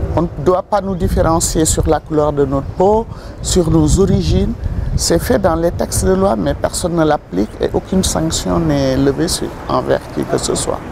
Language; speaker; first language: French; non-native, local second language; Wolof